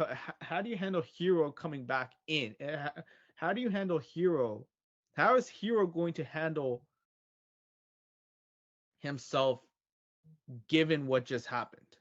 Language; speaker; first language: English; native; English